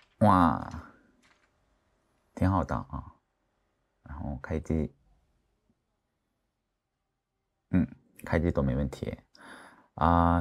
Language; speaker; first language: Chinese; non-native, fluent; Korean